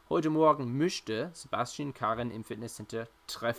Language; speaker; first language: German; non-native, fluent; English